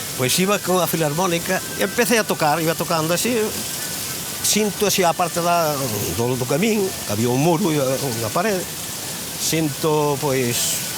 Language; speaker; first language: Galician; native; Galician